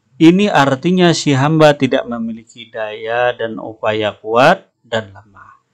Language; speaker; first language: Indonesian; non-native, local second language; Banjar